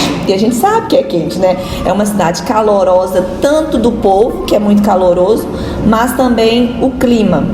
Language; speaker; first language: Portuguese; native; Portuguese